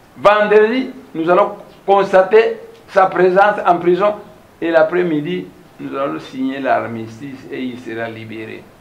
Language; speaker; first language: French; non-native, local second language; Kongo